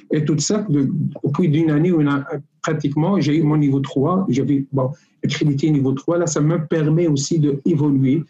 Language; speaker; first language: French; non-native, local second language; Arabic